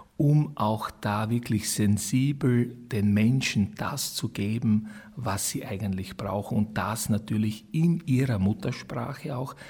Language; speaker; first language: German; non-native, local second language; Croatian